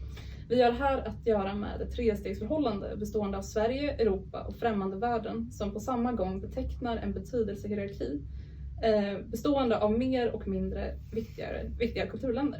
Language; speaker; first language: Swedish; native; Swedish